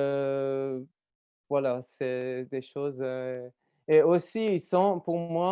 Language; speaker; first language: French; non-native, learner; Persian